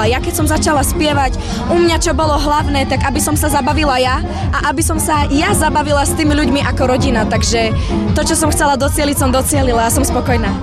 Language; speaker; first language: Slovak; native; Slovak